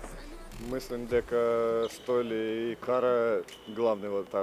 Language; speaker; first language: Macedonian; non-native, fluent; Russian